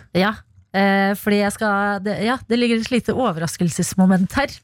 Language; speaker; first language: Norwegian; early bilingual, other home language; Albanian